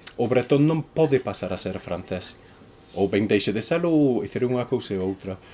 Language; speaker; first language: Galician; non-native, fluent; English